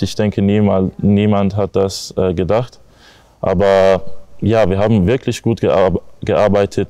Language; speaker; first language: German; non-native, learner; English